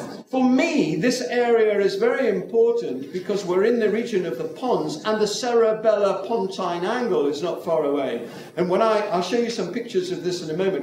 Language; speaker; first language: English; native; English